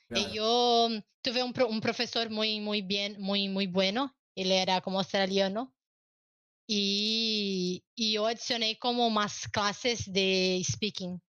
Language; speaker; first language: Spanish; non-native, learner; Portuguese